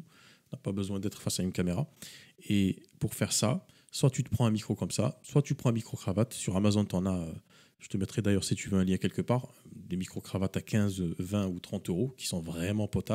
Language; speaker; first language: French; native; French